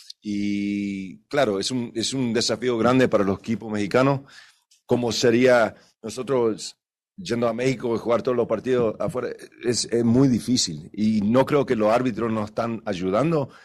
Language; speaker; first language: Spanish; early bilingual, other home language; English